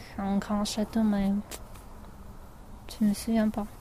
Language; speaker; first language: French; non-native, learner; Russian